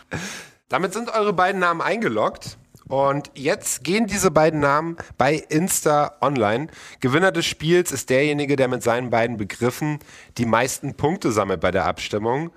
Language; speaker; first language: German; native; German